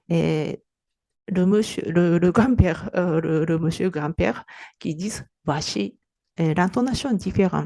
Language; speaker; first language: French; non-native, fluent; Japanese